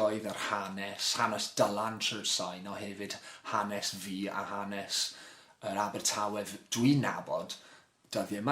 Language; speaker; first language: Welsh; non-native, local second language; English